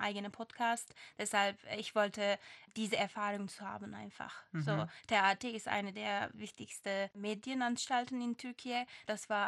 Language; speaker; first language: German; non-native, learner; Turkish